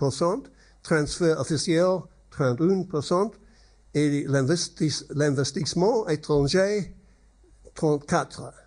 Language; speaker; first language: French; non-native, learner; English